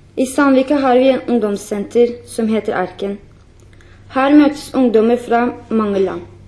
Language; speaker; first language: Norwegian; non-native, fluent; Kurdish